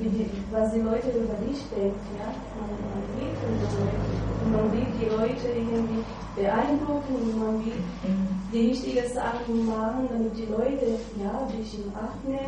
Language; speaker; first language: German; non-native, fluent; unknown